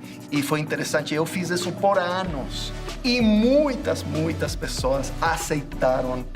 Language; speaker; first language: Portuguese; non-native, fluent; English